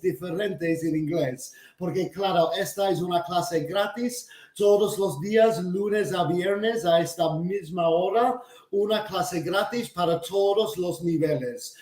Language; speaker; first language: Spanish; non-native, fluent; English